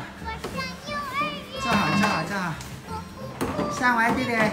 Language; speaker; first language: Chinese; non-native, local second language; Cantonese